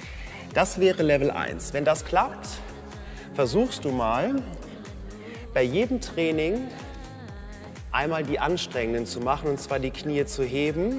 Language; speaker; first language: German; native; German